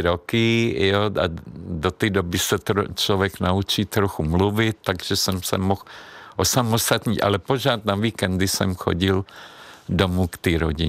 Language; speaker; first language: Czech; non-native, fluent; Hungarian